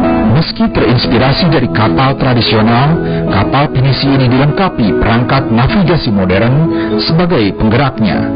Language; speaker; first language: Indonesian; native; Indonesian